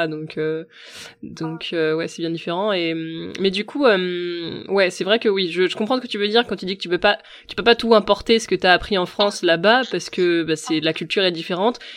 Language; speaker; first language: French; native; French